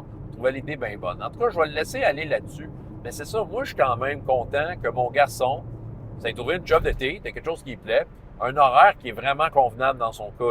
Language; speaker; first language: French; native; French